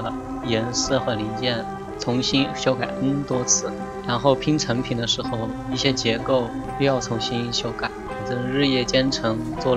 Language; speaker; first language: Chinese; native; Chinese